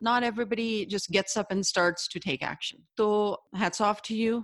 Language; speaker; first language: English; non-native, local second language; Hindi